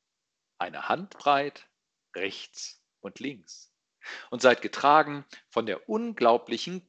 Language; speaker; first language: German; native; German